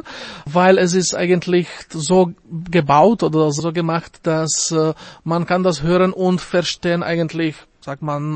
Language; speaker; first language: German; non-native, fluent; Slovak